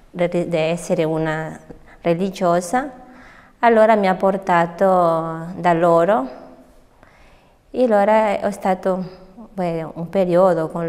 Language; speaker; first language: Italian; non-native, fluent; Spanish